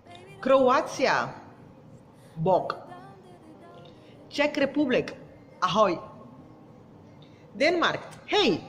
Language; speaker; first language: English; non-native, fluent; Papiamento